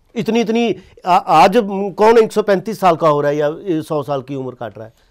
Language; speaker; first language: Hindi; non-native, local second language; Punjabi